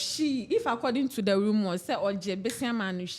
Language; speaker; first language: English; non-native, local second language; Akan